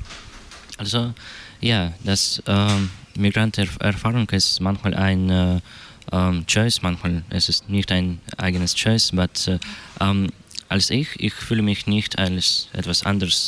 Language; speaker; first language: German; non-native, fluent; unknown